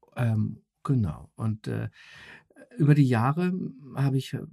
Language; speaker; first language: German; native; German